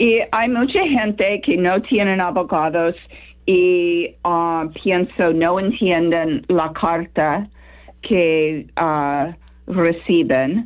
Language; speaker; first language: Spanish; non-native, fluent; English